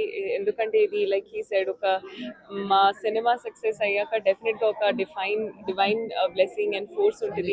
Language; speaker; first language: Telugu; non-native, learner; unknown